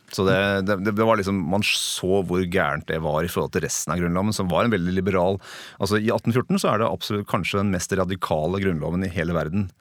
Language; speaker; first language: Norwegian; native; Norwegian